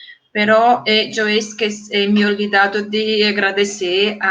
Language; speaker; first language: Spanish; non-native, fluent; Portuguese